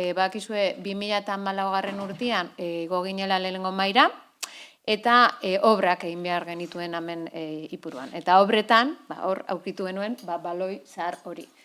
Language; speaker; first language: Basque; non-native, local second language; Spanish